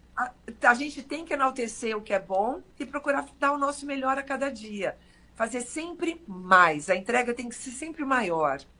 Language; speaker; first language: Portuguese; native; Portuguese